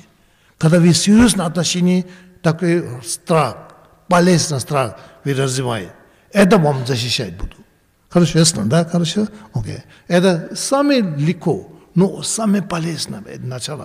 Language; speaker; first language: Russian; non-native, learner; Tibetan